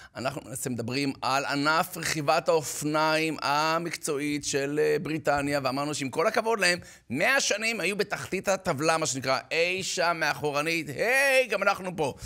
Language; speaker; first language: Hebrew; native; Hebrew